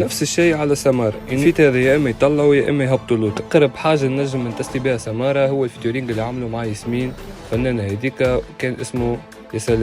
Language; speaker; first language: Arabic; native; Arabic